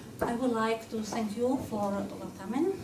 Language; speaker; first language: English; non-native, learner; Russian